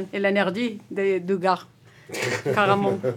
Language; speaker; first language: French; non-native, learner; Spanish